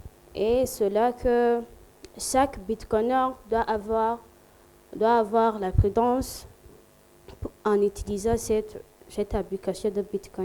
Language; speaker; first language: French; non-native, local second language; Rundi